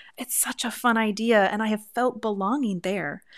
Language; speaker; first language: English; native; English